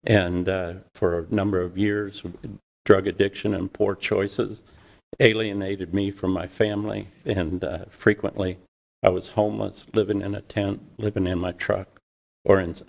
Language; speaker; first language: English; native; English